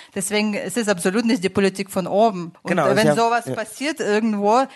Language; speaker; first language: German; non-native, fluent; Italian